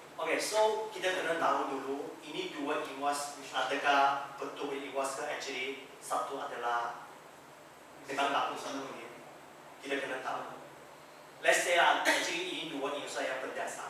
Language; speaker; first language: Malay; non-native, local second language; Chinese